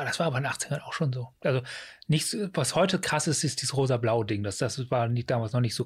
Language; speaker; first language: German; native; German